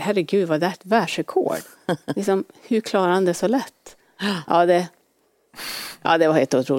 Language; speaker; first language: Swedish; native; Swedish